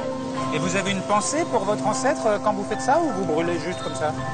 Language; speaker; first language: French; native; French